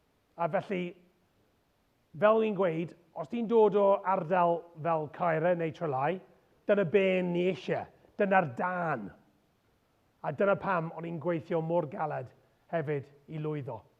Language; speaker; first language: Welsh; non-native, local second language; English